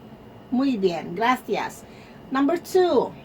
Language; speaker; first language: Spanish; non-native, fluent; Filipino